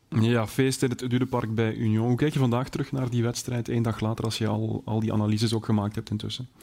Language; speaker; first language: Dutch; native; Dutch